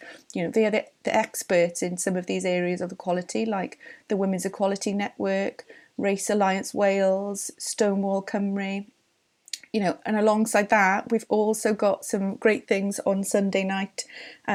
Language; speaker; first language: English; native; English